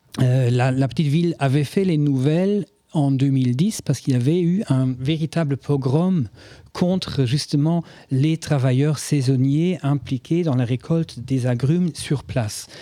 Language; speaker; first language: French; non-native, fluent; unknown